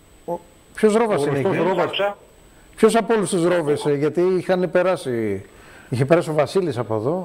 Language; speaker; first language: Greek; native; Greek